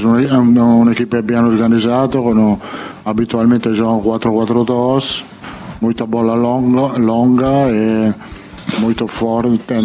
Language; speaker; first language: Portuguese; non-native, fluent; Italian